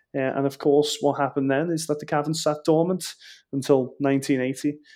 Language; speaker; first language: English; native; English